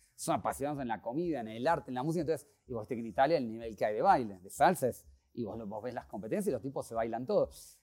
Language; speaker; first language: Spanish; native; Spanish